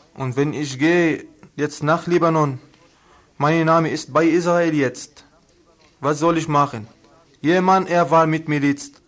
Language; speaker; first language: German; non-native, learner; Arabic